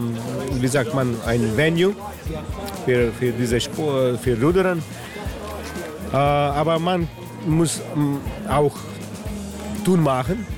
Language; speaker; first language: German; non-native, learner; Slovenian